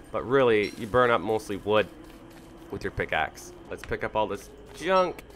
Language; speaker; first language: English; native; English